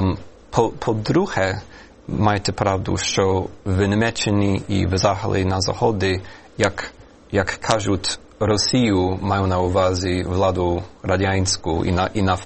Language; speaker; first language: Ukrainian; non-native, fluent; English